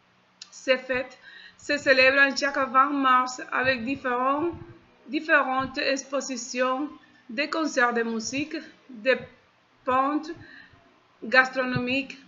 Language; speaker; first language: French; non-native, fluent; Spanish